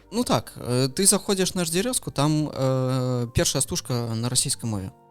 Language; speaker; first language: Belarusian; non-native, local second language; Russian